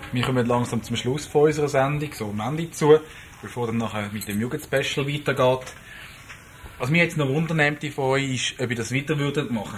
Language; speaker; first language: German; native; German